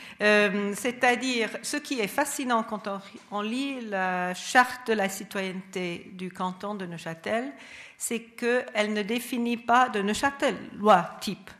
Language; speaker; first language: French; non-native, fluent; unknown